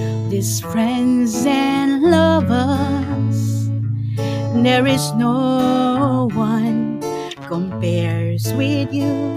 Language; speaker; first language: English; non-native, local second language; Filipino